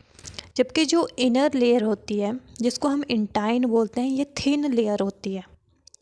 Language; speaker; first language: Hindi; native; Hindi